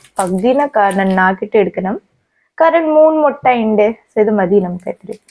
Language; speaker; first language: Malayalam; native; Malayalam